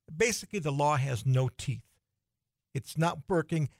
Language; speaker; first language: English; native; English